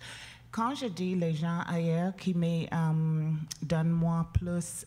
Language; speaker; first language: French; non-native, learner; English